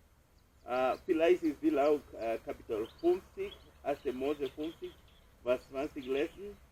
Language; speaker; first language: German; non-native, fluent; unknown